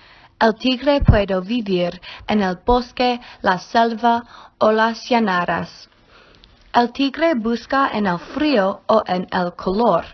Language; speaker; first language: Spanish; non-native, learner; English